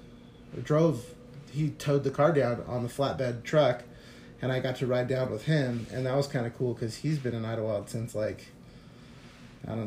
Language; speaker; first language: English; native; English